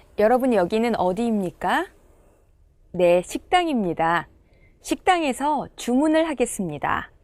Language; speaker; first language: Korean; non-native, fluent; Indonesian